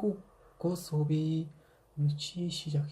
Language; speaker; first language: Korean; non-native, fluent; Kazakh